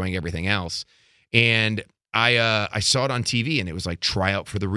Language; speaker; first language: English; native; English